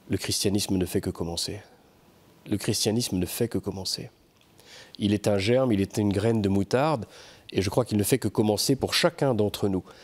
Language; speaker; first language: French; native; French